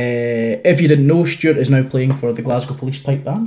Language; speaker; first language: English; native; English